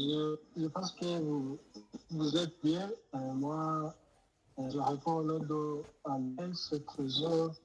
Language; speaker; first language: French; non-native, local second language; Rundi